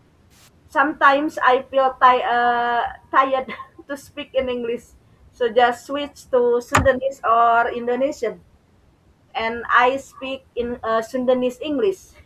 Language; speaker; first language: English; non-native, learner; Indonesian